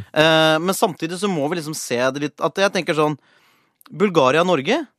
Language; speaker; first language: Norwegian; native; Norwegian